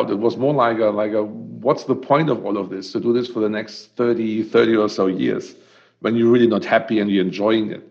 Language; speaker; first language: English; non-native, fluent; German